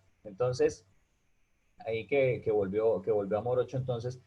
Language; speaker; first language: Spanish; native; Spanish